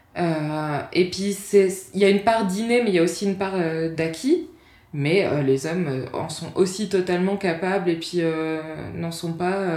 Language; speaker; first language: French; native; French